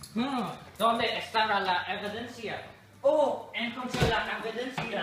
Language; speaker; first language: Spanish; non-native, learner; English